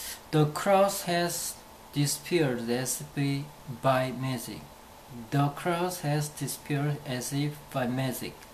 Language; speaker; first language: English; non-native, fluent; Korean